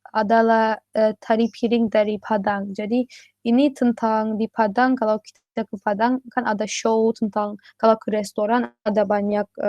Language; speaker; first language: Indonesian; non-native, fluent; Turkish